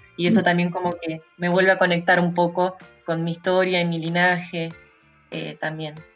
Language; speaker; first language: Spanish; early bilingual, other home language; Russian